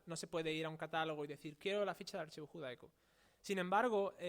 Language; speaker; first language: Spanish; native; Spanish